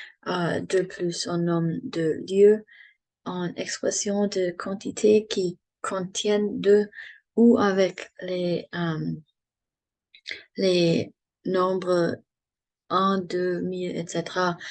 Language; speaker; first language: French; non-native, learner; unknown